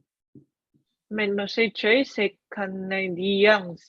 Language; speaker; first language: French; non-native, learner; Chinese